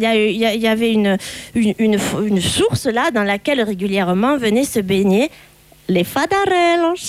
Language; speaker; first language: French; native; French